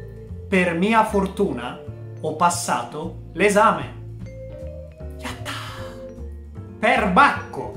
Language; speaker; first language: Italian; non-native, fluent; Japanese